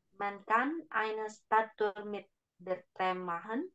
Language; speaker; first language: German; non-native, learner; Indonesian